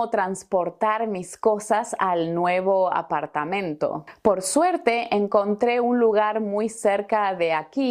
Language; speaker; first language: Spanish; native; Spanish